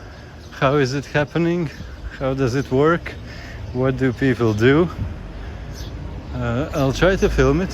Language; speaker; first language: English; non-native, fluent; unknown